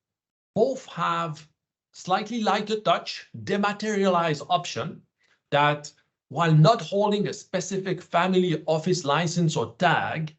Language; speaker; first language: English; non-native, fluent; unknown